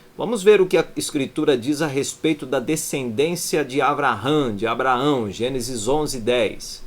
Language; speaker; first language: Portuguese; native; Portuguese